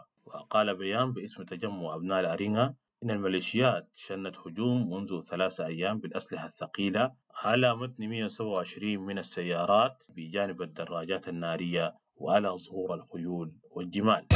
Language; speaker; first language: Arabic; native; Arabic